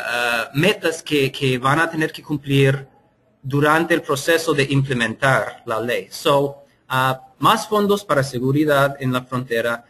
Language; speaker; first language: Spanish; non-native, fluent; English